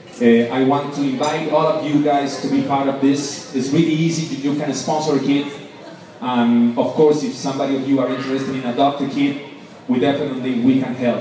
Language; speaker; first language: English; non-native, fluent; Spanish